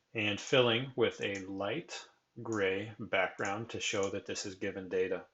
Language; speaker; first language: English; native; English